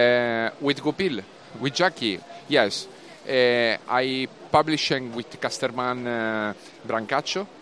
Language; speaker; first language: English; non-native, learner; Italian